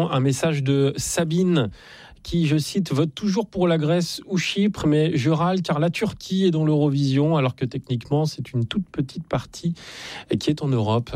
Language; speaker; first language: French; native; French